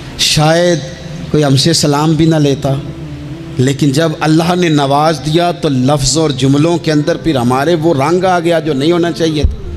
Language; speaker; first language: Urdu; non-native, local second language; Punjabi